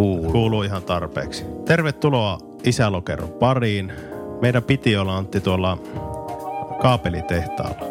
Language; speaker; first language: Finnish; native; Finnish